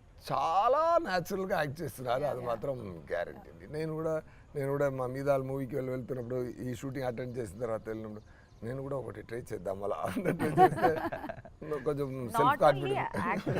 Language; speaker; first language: Telugu; non-native, learner; Tamil